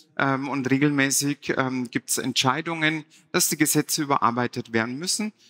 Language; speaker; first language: German; native; German